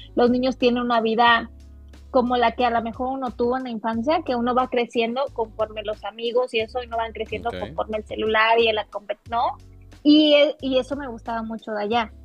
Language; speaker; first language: Spanish; native; Spanish